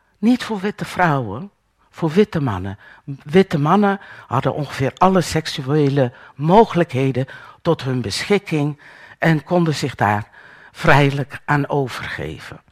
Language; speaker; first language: Dutch; native; Dutch